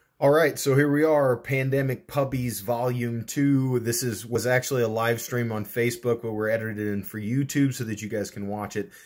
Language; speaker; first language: English; native; English